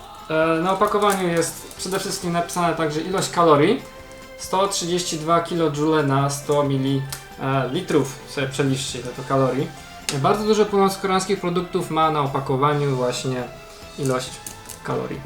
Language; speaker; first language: Polish; native; Polish